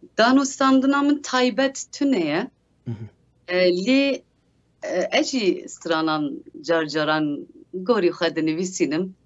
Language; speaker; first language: Kurdish; early bilingual, heritage; Kurdish